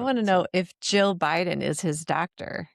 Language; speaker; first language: English; native; English